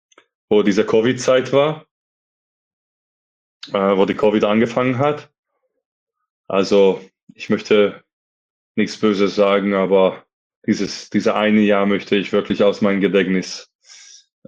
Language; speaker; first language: German; non-native, fluent; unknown